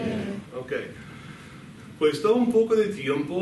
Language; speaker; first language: Spanish; non-native, fluent; English